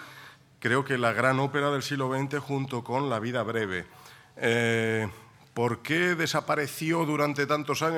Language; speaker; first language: Spanish; native; Spanish